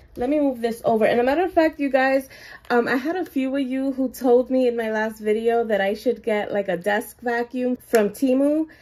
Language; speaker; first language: English; native; English